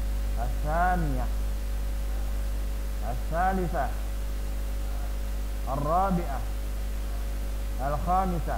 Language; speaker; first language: Arabic; non-native, fluent; Indonesian